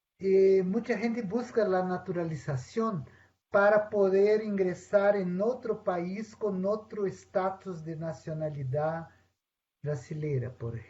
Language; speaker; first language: Spanish; non-native, fluent; Portuguese